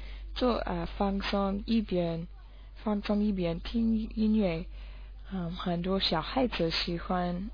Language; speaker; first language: Chinese; non-native, learner; English